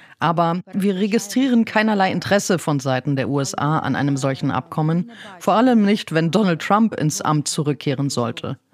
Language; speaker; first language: German; non-native, fluent; Ukrainian